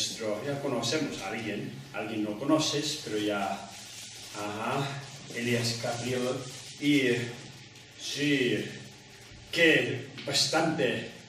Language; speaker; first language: Spanish; non-native, learner; Tibetan